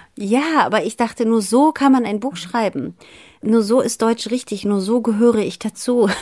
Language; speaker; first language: German; early bilingual, other home language; Greek